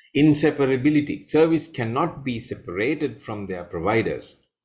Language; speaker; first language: English; non-native, local second language; Sinhala